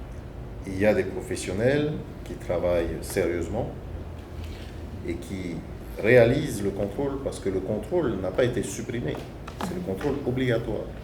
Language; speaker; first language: French; native; French